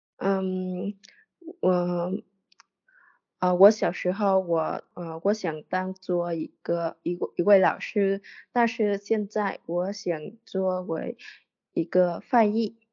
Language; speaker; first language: Chinese; non-native, learner; Vietnamese